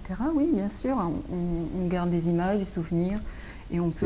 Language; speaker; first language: French; native; French